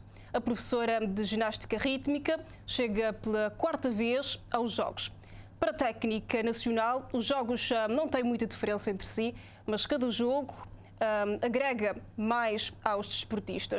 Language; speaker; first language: Portuguese; non-native, local second language; Kabuverdianu